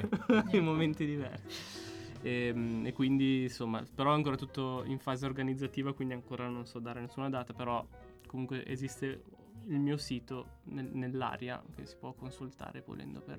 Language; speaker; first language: Italian; native; Italian